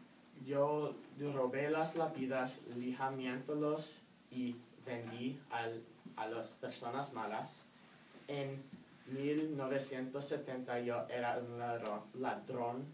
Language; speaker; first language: Spanish; non-native, learner; English